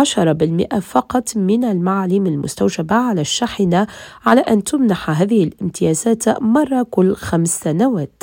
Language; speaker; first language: Arabic; native; Arabic